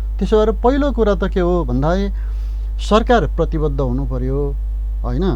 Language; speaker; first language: Nepali; non-native, local second language; Eastern Tamang